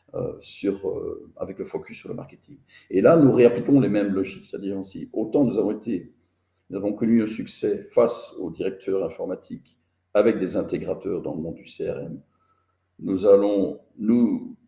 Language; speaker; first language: French; native; French